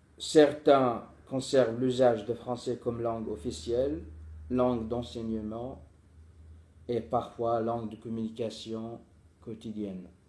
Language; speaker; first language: French; non-native, fluent; Arabic